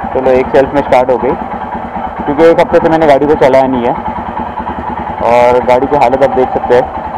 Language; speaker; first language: Hindi; non-native, local second language; Marathi